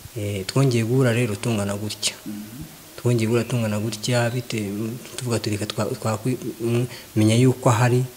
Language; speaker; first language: Kinyarwanda; native; Kinyarwanda